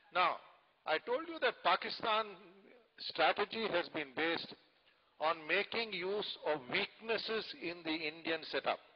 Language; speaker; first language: English; non-native, local second language; Tamil